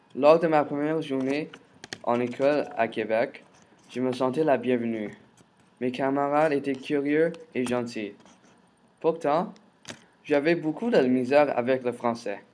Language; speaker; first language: French; early bilingual, other home language; Chinese